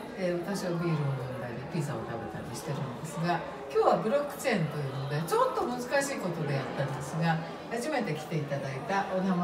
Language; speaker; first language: Japanese; native; Japanese